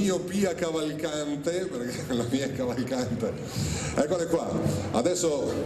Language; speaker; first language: Italian; native; Italian